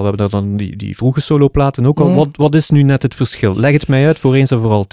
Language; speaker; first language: Dutch; native; Dutch